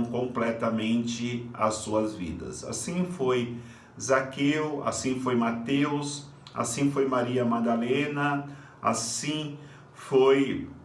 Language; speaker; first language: Portuguese; native; Portuguese